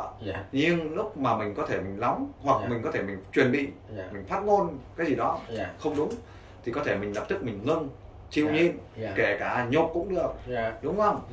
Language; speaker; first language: Vietnamese; native; Vietnamese